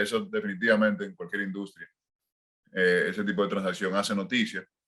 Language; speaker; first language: Spanish; native; Spanish